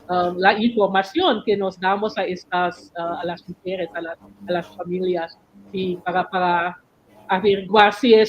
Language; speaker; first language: Spanish; non-native, learner; English